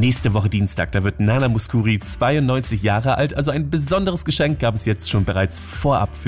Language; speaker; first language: German; native; German